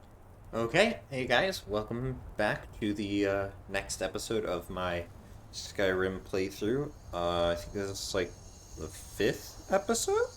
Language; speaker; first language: English; native; English